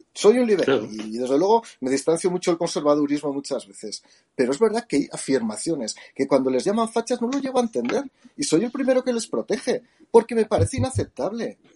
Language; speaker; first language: Spanish; native; Spanish